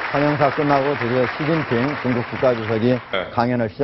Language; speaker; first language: Korean; native; Korean